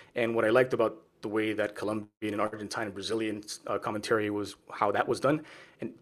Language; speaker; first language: English; early bilingual, other home language; Spanish